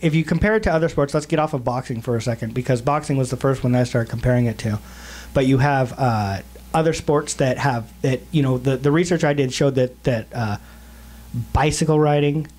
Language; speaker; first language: English; native; English